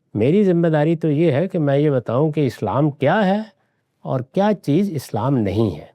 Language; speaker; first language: Urdu; non-native, local second language; Punjabi